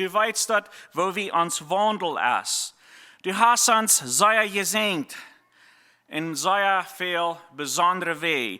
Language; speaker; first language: German; non-native, learner; Plautdietsch